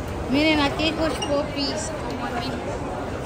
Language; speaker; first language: Spanish; native; Spanish